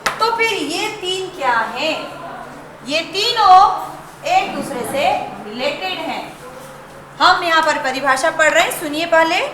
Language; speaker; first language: Hindi; native; Hindi